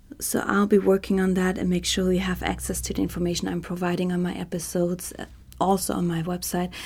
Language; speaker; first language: English; non-native, fluent; German